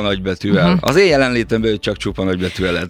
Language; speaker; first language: Hungarian; native; Hungarian